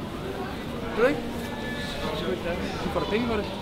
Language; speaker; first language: Danish; native; Danish